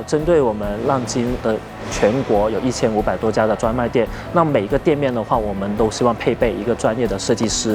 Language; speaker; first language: Chinese; native; Chinese